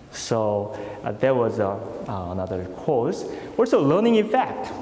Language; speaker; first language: English; non-native, fluent; Korean